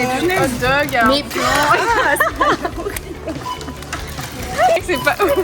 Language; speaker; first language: French; native; French